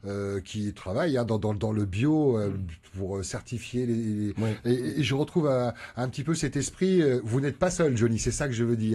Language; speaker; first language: French; native; French